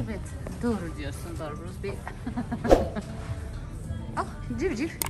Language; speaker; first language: Turkish; non-native, learner; Russian